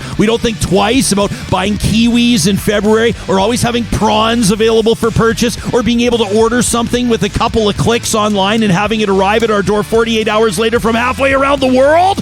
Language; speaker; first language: English; native; English